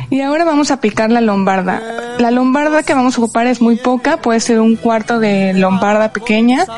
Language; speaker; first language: Spanish; native; Spanish